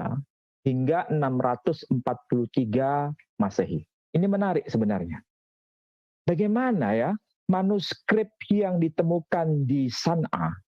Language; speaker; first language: Indonesian; native; Indonesian